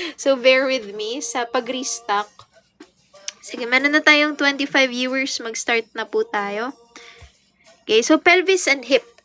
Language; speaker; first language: Filipino; non-native, local second language; Hiligaynon